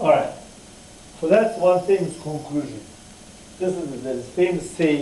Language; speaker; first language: English; non-native, fluent; Turkish